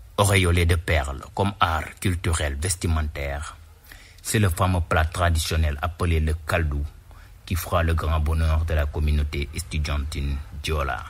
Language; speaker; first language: French; non-native, local second language; Wolof